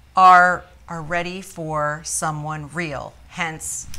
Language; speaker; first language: English; native; English